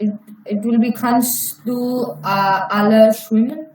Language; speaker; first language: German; non-native, learner; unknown